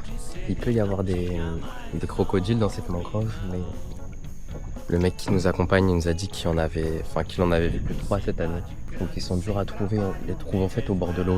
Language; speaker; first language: French; native; French